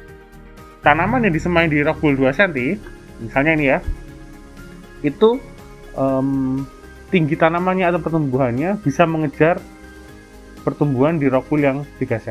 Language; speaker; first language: Indonesian; native; Indonesian